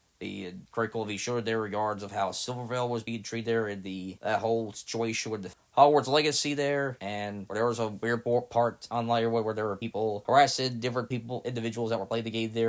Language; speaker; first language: English; native; English